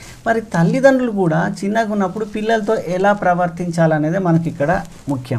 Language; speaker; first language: Telugu; native; Telugu